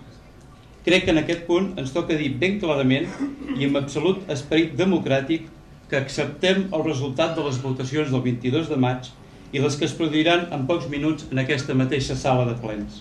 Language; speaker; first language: Catalan; native; Catalan